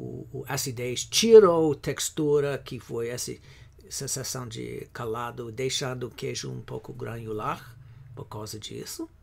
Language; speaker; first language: Portuguese; non-native, fluent; English